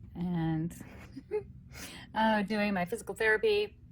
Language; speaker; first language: English; native; English